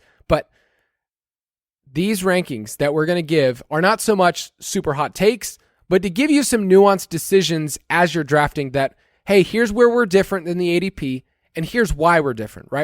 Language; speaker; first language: English; native; English